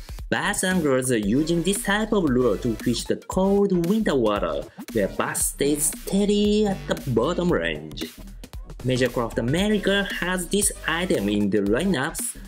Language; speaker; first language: English; non-native, fluent; Japanese